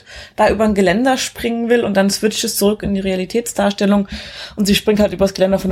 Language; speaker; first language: German; native; German